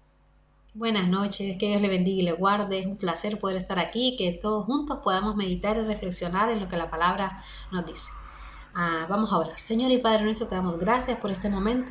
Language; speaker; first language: Spanish; native; Spanish